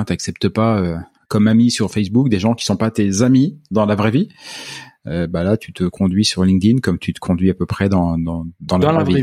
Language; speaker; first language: French; native; French